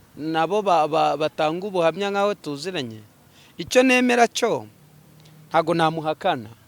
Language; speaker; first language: Kinyarwanda; native; Kinyarwanda